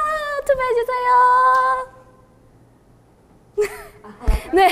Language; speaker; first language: Korean; non-native, learner; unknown